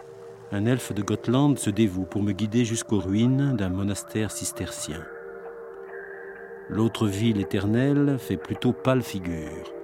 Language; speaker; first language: French; native; French